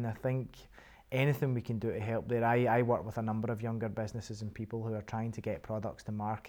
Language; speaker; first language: English; native; English